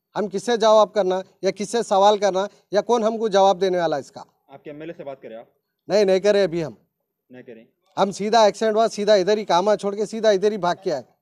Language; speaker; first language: Hindi; native; Hindi